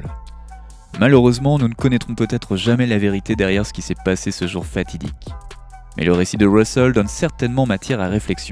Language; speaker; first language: French; native; French